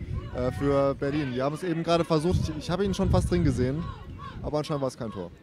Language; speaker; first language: German; native; German